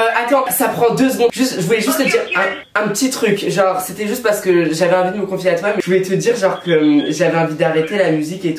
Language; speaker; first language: French; native; French